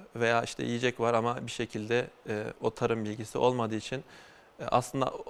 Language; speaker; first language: Turkish; native; Turkish